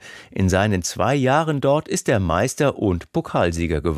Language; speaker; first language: German; native; German